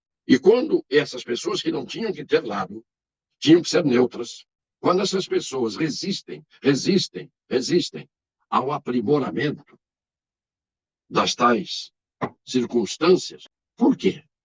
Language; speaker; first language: Portuguese; native; Portuguese